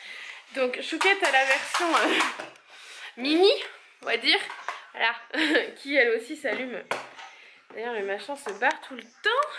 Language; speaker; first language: French; native; French